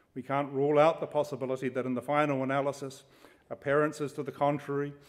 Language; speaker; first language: English; native; English